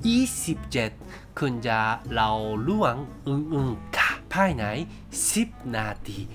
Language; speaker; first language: Thai; non-native, learner; Japanese